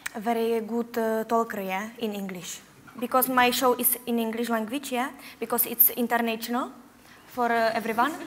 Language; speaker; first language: English; non-native, learner; Czech